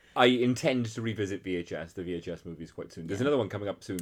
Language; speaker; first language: English; native; English